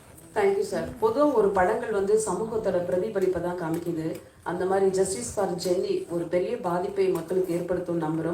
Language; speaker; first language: Tamil; native; Tamil